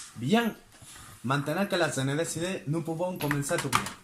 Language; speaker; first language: French; non-native, learner; Spanish